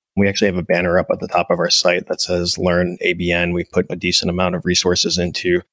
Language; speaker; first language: English; native; English